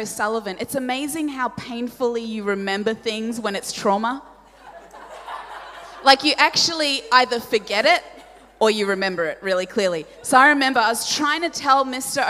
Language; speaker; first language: English; non-native, local second language; Polish